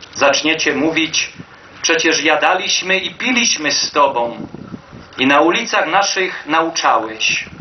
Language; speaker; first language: Polish; native; Polish